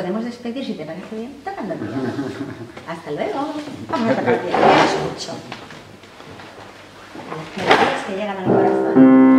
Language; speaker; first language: Spanish; native; Spanish